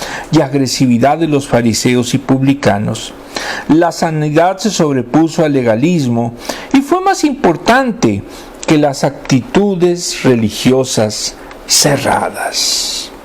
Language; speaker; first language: Spanish; native; Spanish